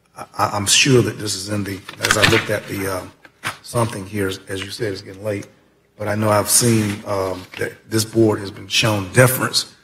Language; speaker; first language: English; native; English